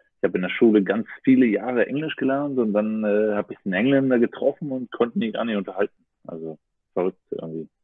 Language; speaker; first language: German; native; German